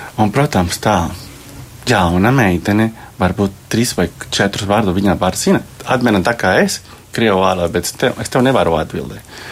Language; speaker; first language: Latvian; non-native, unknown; Spanish